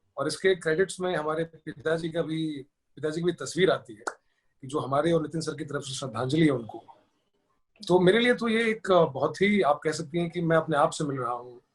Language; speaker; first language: Hindi; native; Hindi